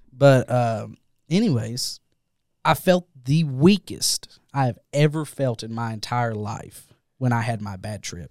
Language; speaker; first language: English; native; English